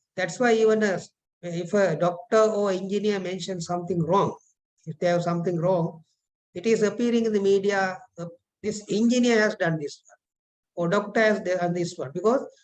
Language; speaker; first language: English; non-native, local second language; Sinhala